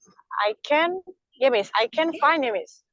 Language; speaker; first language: English; non-native, learner; Indonesian